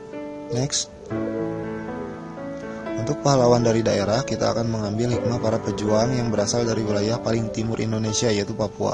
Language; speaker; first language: Indonesian; native; Indonesian